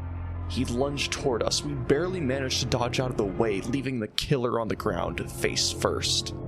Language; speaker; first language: English; native; English